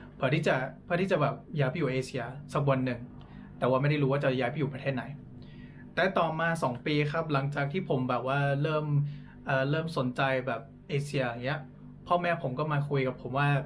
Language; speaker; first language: Thai; non-native, fluent; English